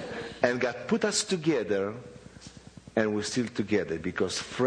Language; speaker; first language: English; non-native, fluent; Polish